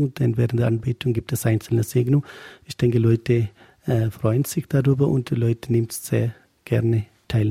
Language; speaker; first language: German; non-native, learner; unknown